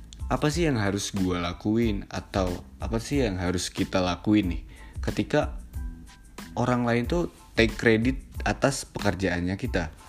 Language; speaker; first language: Indonesian; native; Indonesian